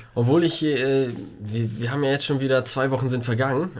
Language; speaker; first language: German; early bilingual, other home language; Polish